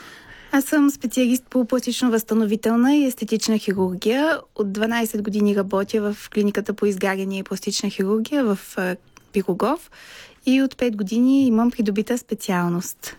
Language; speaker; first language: Bulgarian; native; Bulgarian